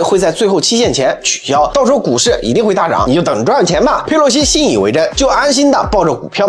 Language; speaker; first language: Chinese; native; Chinese